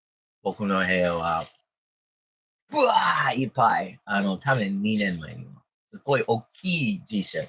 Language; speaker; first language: Japanese; non-native, learner; English